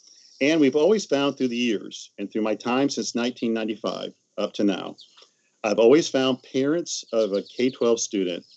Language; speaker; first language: English; native; English